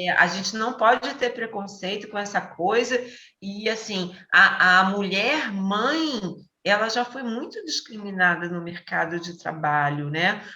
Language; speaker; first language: Portuguese; native; Portuguese